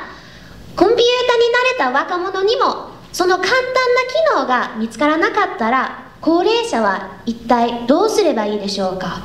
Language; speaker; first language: Japanese; non-native, learner; English